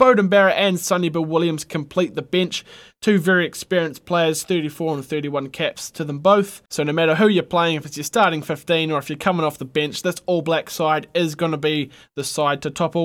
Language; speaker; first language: English; native; English